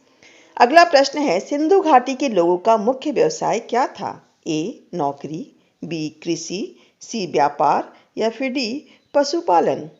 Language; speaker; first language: Hindi; native; Hindi